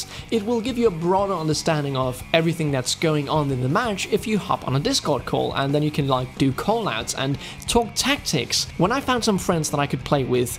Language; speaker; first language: English; non-native, fluent; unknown